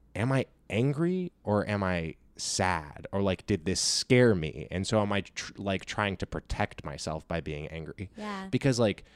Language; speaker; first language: English; native; English